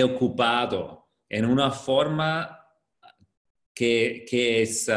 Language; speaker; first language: Spanish; non-native, fluent; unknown